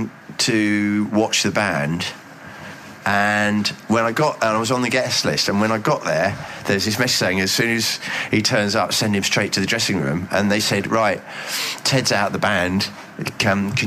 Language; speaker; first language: English; native; English